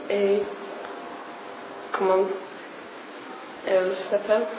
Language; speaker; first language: French; non-native, learner; English